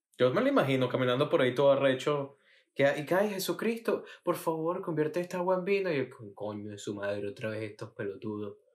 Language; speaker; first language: Spanish; native; Spanish